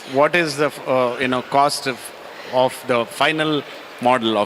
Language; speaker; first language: English; non-native, local second language; Kannada